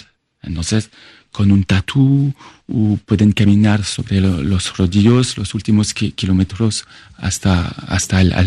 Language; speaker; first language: Spanish; non-native, fluent; French